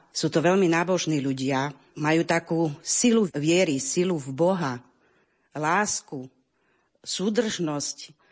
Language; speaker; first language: Slovak; early bilingual, heritage; Slovak